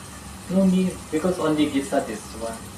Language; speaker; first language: English; non-native, learner; Filipino